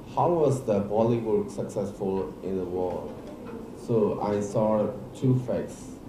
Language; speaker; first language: English; non-native, learner; Burmese